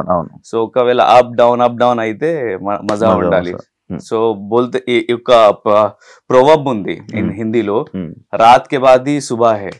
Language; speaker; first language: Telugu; non-native, local second language; Hindi